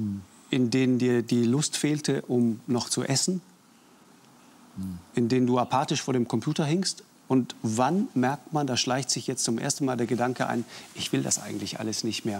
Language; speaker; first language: German; native; German